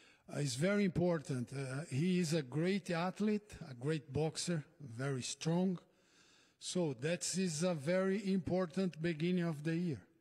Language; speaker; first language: English; non-native, fluent; Portuguese